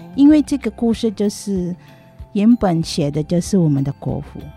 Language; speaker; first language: Chinese; non-native, fluent; Filipino